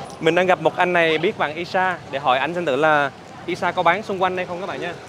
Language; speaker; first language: Vietnamese; native; Vietnamese